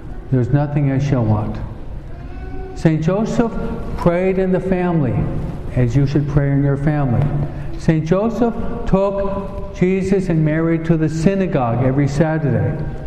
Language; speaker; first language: English; non-native, fluent; Spanish